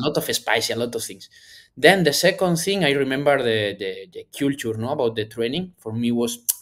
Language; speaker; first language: English; non-native, learner; Spanish